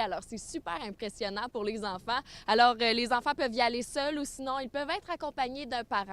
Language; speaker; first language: French; native; French